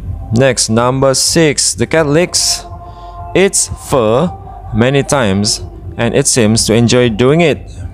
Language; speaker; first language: English; non-native, fluent; Indonesian